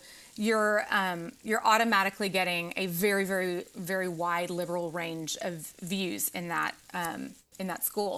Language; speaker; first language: English; native; English